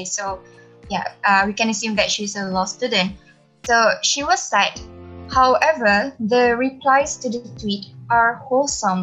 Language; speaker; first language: English; non-native, local second language; Malay